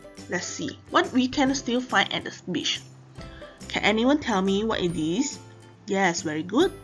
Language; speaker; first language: English; non-native, local second language; Chinese